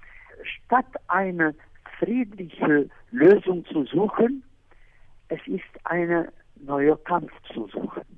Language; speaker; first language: German; non-native, fluent; Arabic